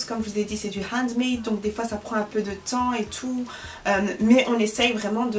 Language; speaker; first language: French; early bilingual, other home language; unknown